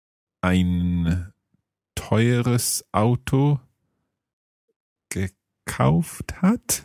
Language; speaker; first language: German; non-native, learner; English